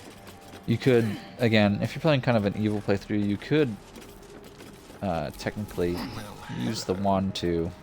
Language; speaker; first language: English; native; English